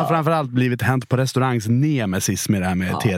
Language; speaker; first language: Swedish; native; Swedish